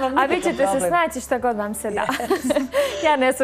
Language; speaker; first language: Croatian; native; Croatian